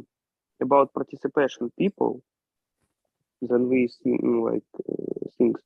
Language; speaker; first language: English; non-native, learner; Ukrainian